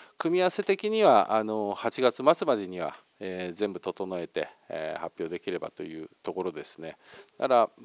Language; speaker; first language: Japanese; native; Japanese